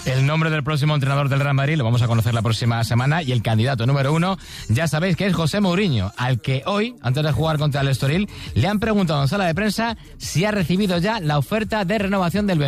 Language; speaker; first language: Spanish; native; Spanish